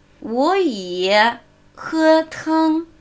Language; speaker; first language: Chinese; non-native, fluent; German